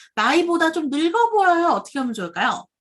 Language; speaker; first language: Korean; native; Korean